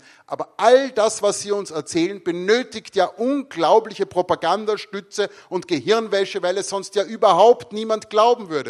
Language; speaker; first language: German; native; German